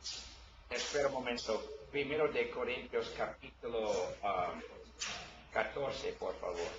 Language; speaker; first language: Spanish; non-native, learner; English